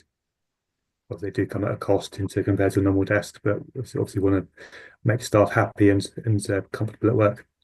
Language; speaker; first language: English; native; English